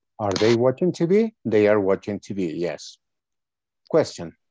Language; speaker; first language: English; non-native, fluent; Spanish